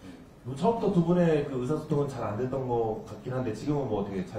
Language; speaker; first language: Korean; native; Korean